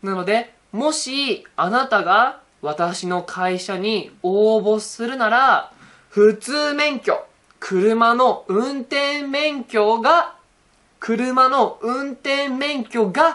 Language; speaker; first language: Japanese; native; Japanese